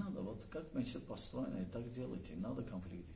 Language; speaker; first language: Russian; non-native, learner; Azerbaijani